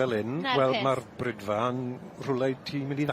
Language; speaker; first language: Welsh; native; Welsh